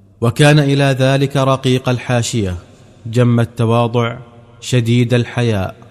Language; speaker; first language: Arabic; native; Arabic